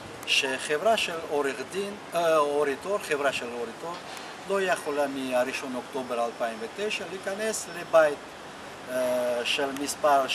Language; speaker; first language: Hebrew; non-native, fluent; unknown